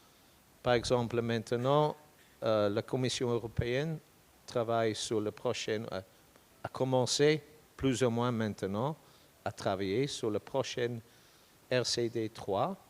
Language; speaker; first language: French; non-native, fluent; English